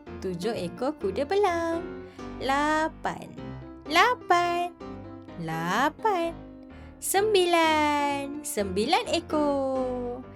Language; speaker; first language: Malay; native; Malay